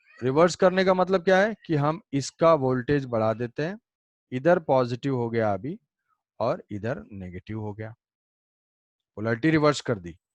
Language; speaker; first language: Hindi; native; Hindi